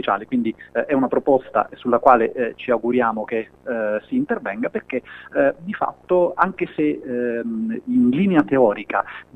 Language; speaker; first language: Italian; native; Italian